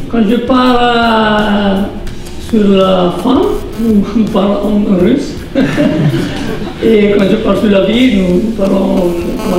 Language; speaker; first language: French; non-native, learner; Italian